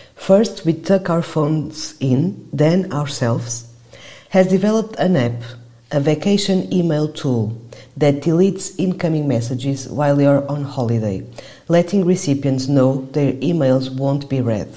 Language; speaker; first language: English; non-native, fluent; Portuguese